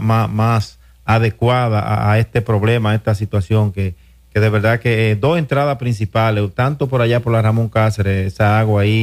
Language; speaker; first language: Spanish; native; Spanish